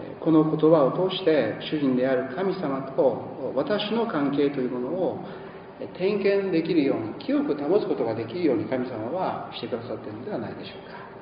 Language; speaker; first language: Japanese; native; Japanese